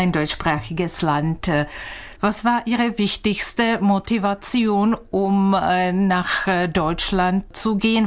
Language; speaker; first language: German; non-native, fluent; Czech